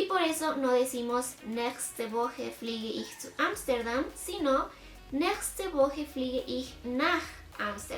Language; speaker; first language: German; non-native, fluent; Spanish